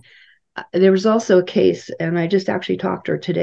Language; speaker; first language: English; native; English